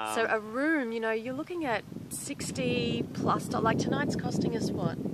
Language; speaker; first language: English; native; English